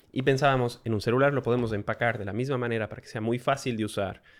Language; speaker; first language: Spanish; native; Spanish